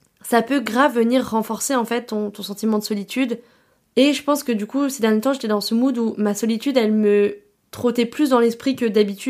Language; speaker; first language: French; native; French